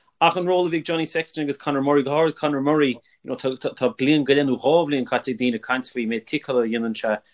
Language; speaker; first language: Irish; native; Irish